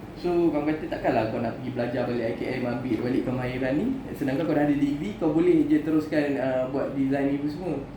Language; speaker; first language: Malay; native; Malay